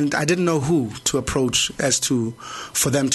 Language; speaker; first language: English; non-native, local second language; Zulu